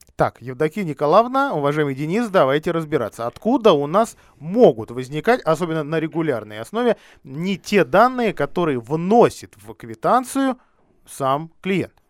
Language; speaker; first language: Russian; native; Russian